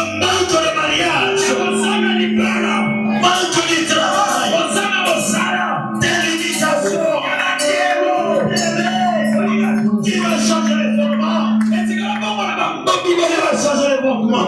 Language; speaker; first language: French; non-native, local second language; Lingala